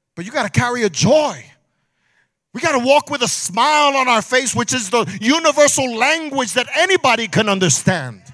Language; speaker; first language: English; early bilingual, other home language; Spanish